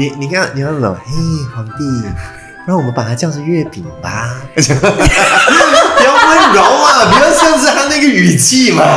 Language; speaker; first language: Chinese; native; Chinese